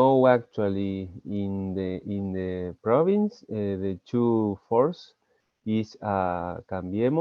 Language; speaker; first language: English; non-native, learner; Spanish